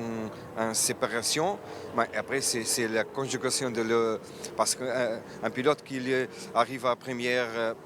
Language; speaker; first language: French; non-native, fluent; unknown